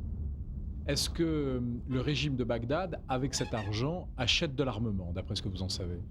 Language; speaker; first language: French; native; French